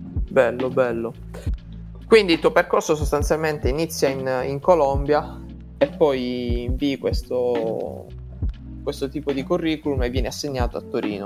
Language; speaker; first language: Italian; native; Italian